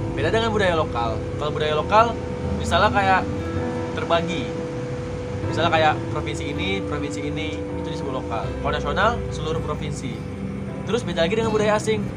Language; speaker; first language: Indonesian; native; Indonesian